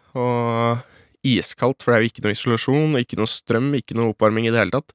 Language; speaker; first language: Norwegian; native; Norwegian